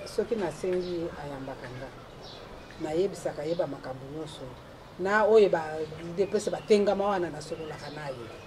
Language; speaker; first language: Lingala; non-native, local second language; Luba-Lulua